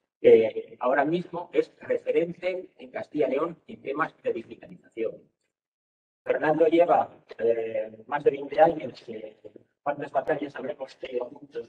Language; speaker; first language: Spanish; native; Spanish